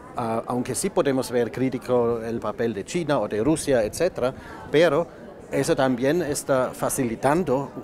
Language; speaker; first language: Spanish; non-native, fluent; German